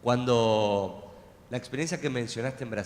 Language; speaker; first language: Spanish; native; Spanish